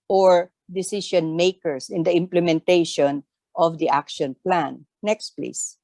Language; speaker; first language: English; non-native, local second language; Tausug